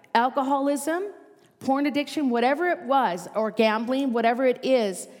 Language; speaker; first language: English; native; English